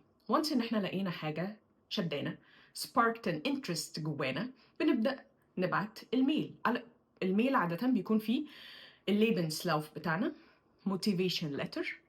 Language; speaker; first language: Arabic; native; Arabic